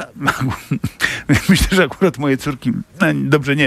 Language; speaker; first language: Polish; native; Polish